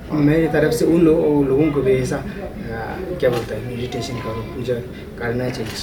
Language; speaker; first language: Hindi; non-native, local second language; Ladakhi